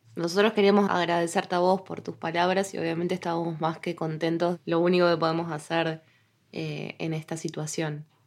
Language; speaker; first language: Spanish; native; Spanish